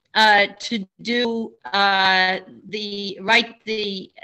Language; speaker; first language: English; native; English